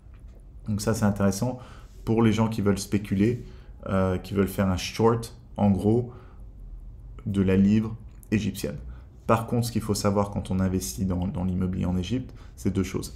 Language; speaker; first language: French; native; French